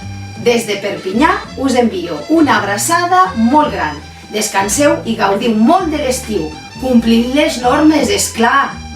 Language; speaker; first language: Catalan; native; Catalan